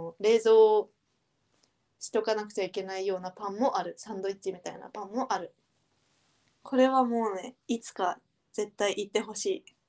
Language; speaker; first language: Japanese; native; Japanese